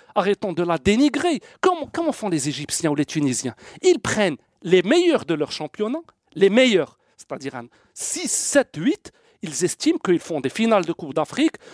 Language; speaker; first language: French; non-native, local second language; Arabic